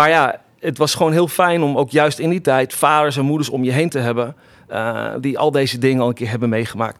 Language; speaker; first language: Dutch; native; Dutch